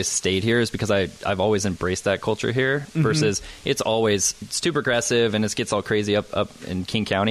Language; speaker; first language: English; native; English